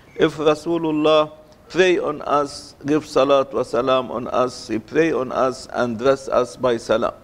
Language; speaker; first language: English; non-native, fluent; Arabic